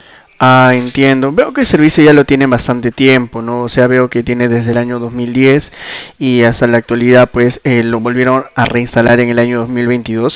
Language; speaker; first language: Spanish; native; Spanish